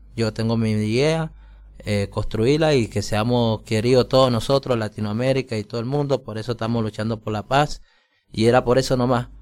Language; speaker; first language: Spanish; native; Spanish